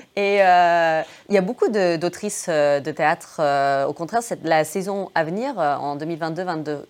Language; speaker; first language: French; early bilingual, other home language; English